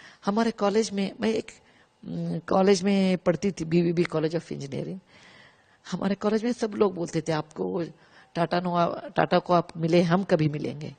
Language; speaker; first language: Hindi; non-native, local second language; Kannada